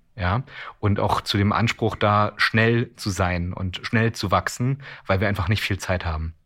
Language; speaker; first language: German; native; German